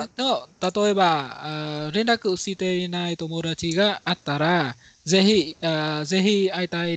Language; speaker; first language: Japanese; non-native, learner; Vietnamese